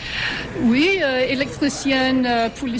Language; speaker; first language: French; non-native, fluent; English